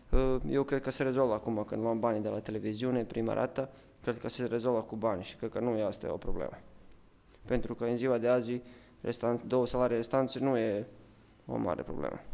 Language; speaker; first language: Romanian; non-native, fluent; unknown